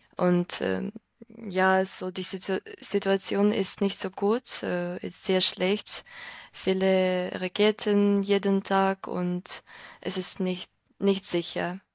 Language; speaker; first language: German; non-native, learner; Ukrainian